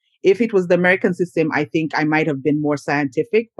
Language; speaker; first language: English; non-native, local second language; Ganda